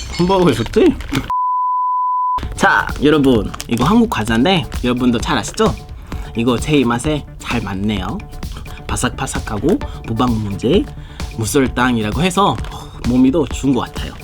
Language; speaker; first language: Korean; non-native, fluent; Kinyarwanda